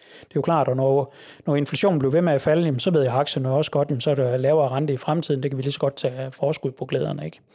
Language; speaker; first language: Danish; native; Danish